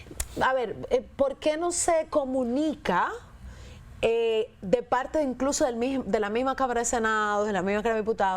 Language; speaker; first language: Spanish; native; Spanish